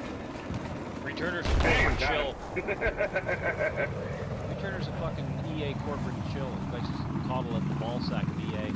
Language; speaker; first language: English; native; English